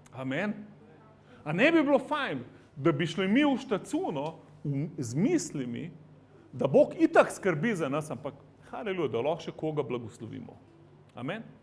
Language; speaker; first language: Slovenian; native; Slovenian